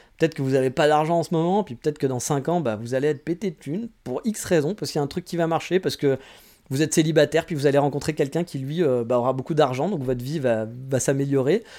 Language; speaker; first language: French; native; French